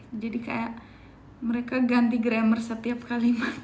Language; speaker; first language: Indonesian; non-native, fluent; Turkish